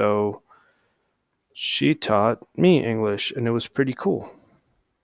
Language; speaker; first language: English; early bilingual, other home language; Hindi